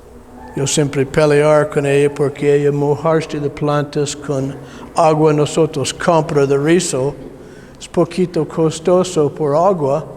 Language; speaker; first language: Spanish; non-native, learner; English